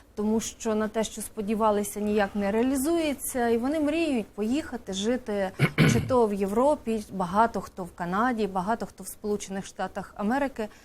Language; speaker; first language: Ukrainian; native; Ukrainian